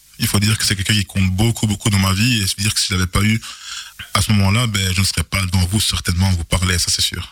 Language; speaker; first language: French; native; French